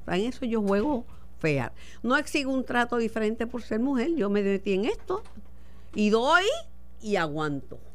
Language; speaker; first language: Spanish; native; Spanish